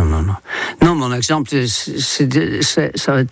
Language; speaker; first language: French; non-native, fluent; Dutch